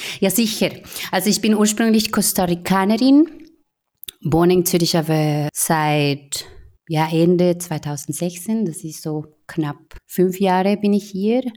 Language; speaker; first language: German; non-native, fluent; Spanish